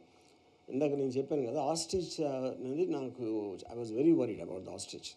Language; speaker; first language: Telugu; native; Telugu